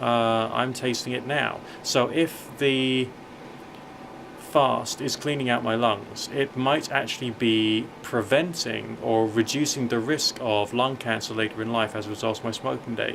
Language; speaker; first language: English; native; English